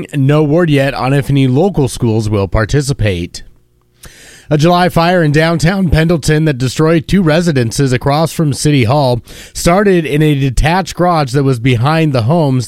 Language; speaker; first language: English; native; English